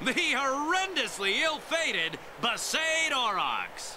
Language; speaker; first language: English; native; English